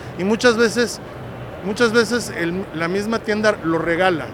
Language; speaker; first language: Spanish; native; Spanish